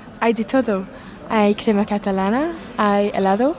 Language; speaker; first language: Spanish; non-native, fluent; English